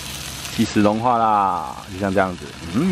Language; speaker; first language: Chinese; native; Chinese